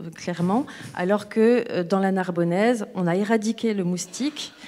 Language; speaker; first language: French; native; French